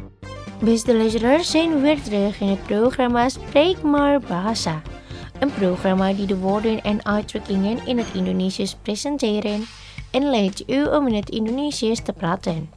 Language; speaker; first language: Dutch; non-native, learner; Indonesian